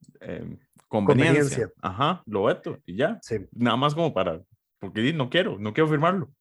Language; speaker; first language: Spanish; native; Spanish